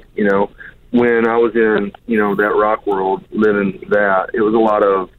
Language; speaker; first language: English; native; English